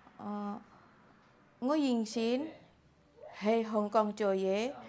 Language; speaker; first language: Cantonese; non-native, learner; Javanese